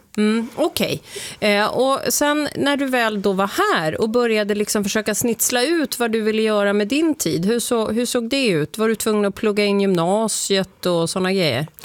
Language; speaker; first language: Swedish; native; Swedish